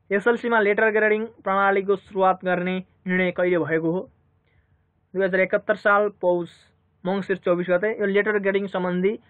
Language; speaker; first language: Nepali; native; Nepali